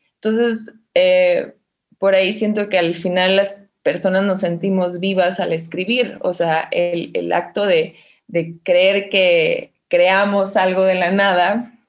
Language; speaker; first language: Spanish; native; Spanish